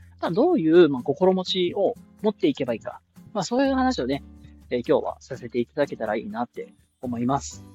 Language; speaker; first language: Japanese; native; Japanese